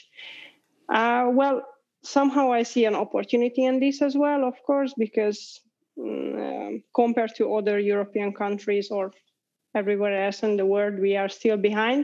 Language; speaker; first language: English; non-native, fluent; Hungarian